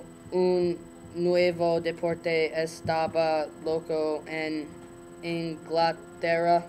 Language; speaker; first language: Spanish; non-native, learner; English